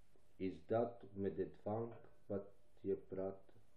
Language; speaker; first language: Dutch; non-native, local second language; Albanian